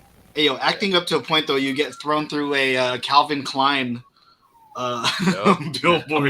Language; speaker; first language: English; native; English